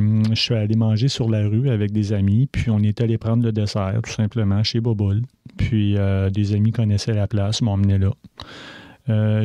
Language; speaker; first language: French; native; French